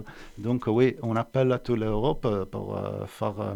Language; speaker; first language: French; non-native, fluent; Italian